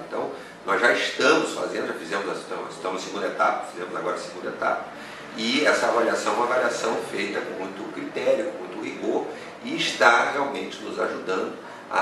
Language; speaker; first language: Portuguese; native; Portuguese